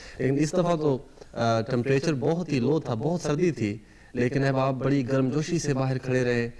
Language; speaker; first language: Urdu; native; Urdu